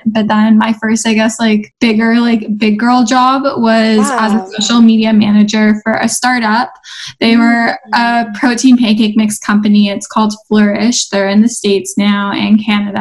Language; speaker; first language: English; native; English